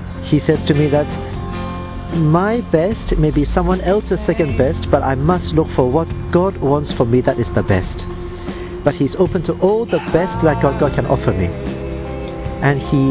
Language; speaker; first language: English; non-native, local second language; Cantonese